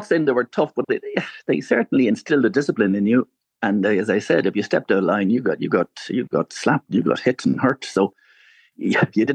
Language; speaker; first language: English; native; English